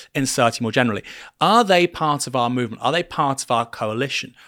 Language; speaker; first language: English; native; English